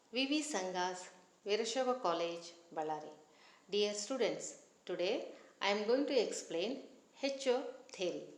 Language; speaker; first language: English; non-native, local second language; Kannada